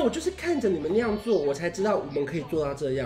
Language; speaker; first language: Chinese; native; Chinese